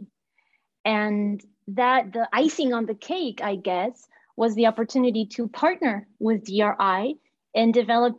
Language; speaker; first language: English; non-native, fluent; Spanish